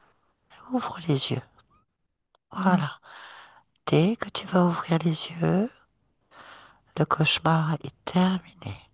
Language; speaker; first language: French; native; French